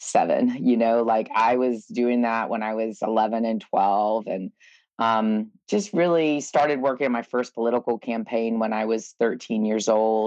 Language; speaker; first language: English; native; English